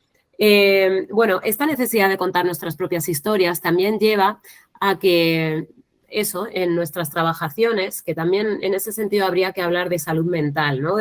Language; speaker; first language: Spanish; native; Spanish